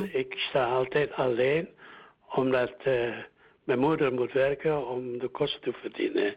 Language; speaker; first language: Dutch; early bilingual, other home language; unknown